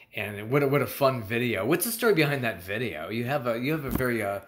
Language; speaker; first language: English; native; English